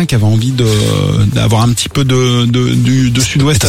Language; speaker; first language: French; native; French